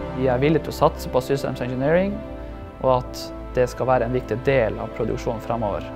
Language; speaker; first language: Norwegian; native; Norwegian